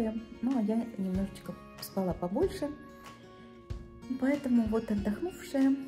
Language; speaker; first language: Russian; native; Russian